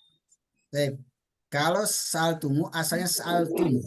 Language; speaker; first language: Indonesian; native; Indonesian